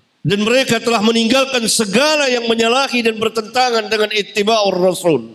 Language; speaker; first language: Malay; native; Malay